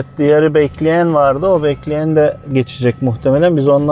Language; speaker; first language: Turkish; native; Turkish